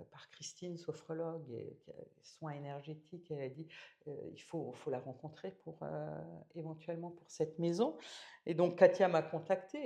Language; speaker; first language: French; native; French